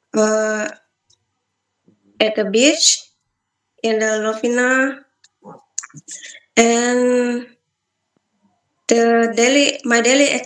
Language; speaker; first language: English; non-native, learner; Balinese